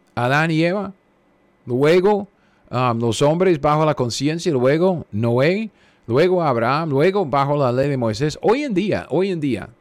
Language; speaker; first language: Spanish; non-native, fluent; English